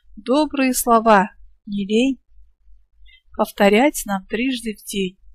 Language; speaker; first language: Russian; non-native, local second language; Kazakh